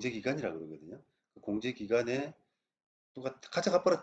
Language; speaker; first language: Korean; native; Korean